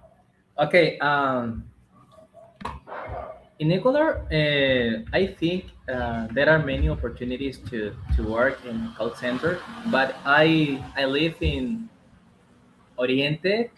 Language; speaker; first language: English; non-native, learner; Spanish